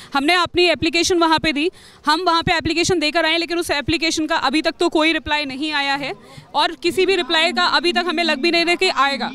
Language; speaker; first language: Hindi; native; Hindi